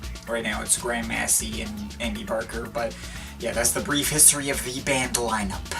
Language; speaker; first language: English; native; English